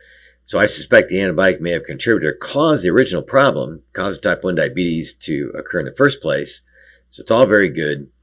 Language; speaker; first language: English; native; English